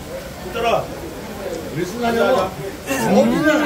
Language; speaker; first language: Korean; native; Korean